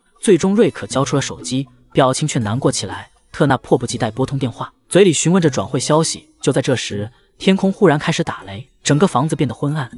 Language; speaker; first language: Chinese; native; Chinese